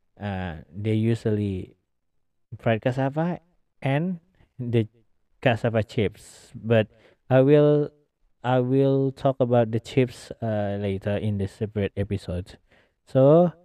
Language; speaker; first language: English; non-native, learner; Indonesian